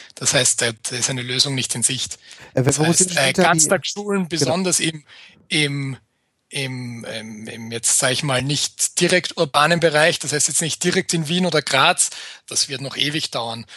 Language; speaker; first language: German; native; German